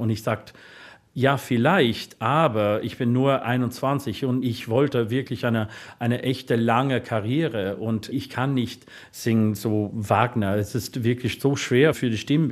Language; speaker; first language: German; non-native, fluent; English